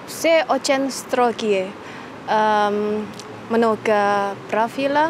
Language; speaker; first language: Ukrainian; non-native, learner; Indonesian